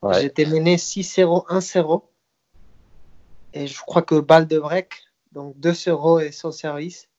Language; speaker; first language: French; non-native, fluent; Spanish